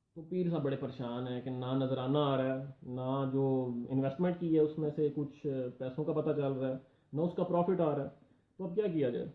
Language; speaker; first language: Urdu; non-native, local second language; Punjabi